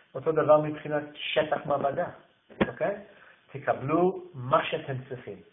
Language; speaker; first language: Hebrew; non-native, fluent; English